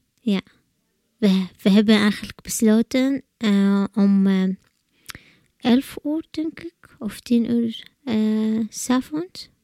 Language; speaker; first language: Dutch; non-native, learner; Arabic